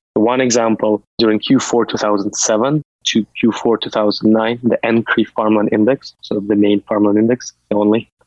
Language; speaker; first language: English; non-native, fluent; Russian